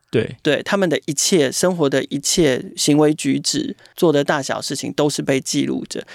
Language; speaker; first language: Chinese; native; Chinese